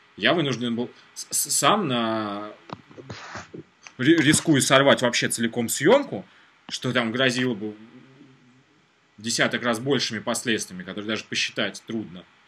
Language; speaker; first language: Russian; native; Russian